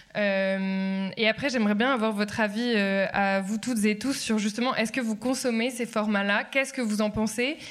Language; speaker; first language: French; native; French